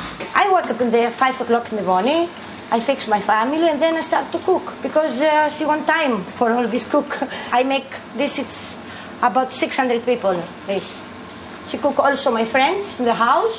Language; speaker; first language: English; non-native, local second language; Greek